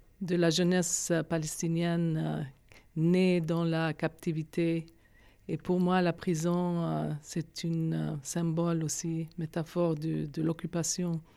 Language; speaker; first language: French; non-native, fluent; Arabic